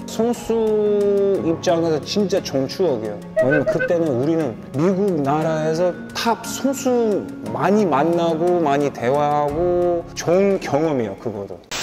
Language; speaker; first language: Korean; non-native, learner; English